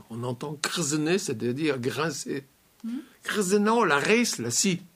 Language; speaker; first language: French; native; French